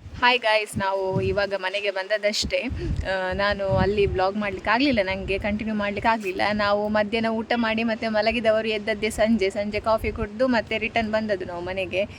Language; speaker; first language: Kannada; non-native, local second language; Tulu